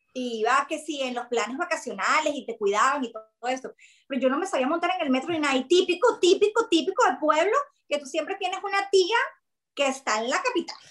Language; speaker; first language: Spanish; native; Spanish